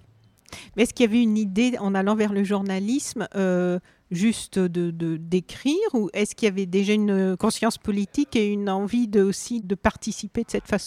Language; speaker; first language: French; native; French